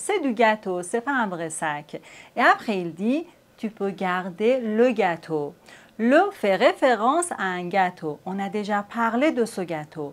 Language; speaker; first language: French; native; French